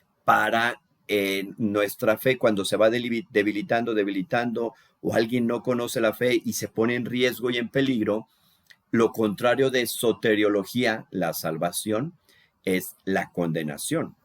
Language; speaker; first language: Spanish; native; Spanish